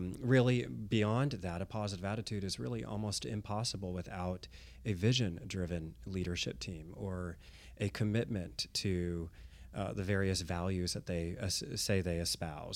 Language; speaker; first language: English; native; English